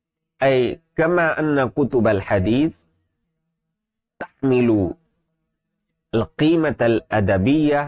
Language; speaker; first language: Arabic; non-native, fluent; Urdu